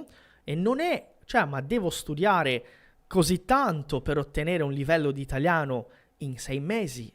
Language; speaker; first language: Italian; non-native, fluent; Portuguese